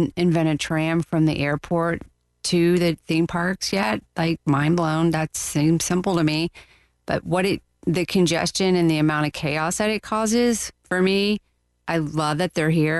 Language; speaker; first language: English; native; English